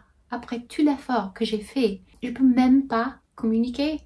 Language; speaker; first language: French; non-native, fluent; English